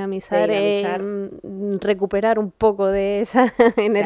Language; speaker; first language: Spanish; native; Spanish